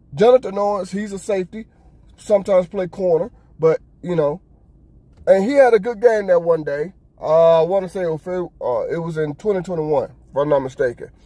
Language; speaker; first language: English; native; English